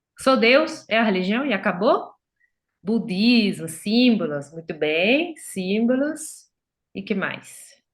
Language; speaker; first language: Portuguese; non-native, fluent; Spanish